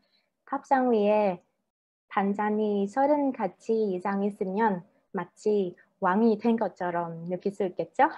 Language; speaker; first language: Korean; non-native, fluent; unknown